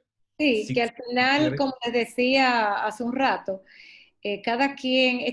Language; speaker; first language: Spanish; native; Spanish